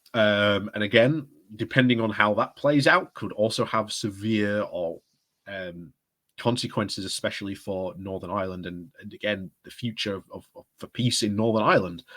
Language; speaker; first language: English; native; English